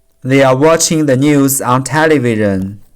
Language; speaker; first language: English; non-native, learner; Chinese